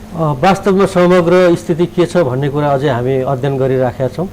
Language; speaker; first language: Nepali; native; Nepali